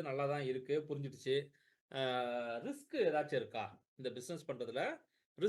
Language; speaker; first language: Tamil; native; Tamil